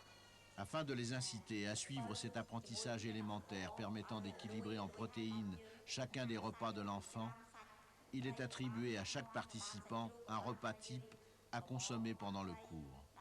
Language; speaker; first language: French; native; French